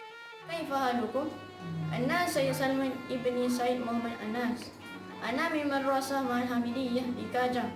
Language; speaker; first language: Arabic; non-native, learner; Malay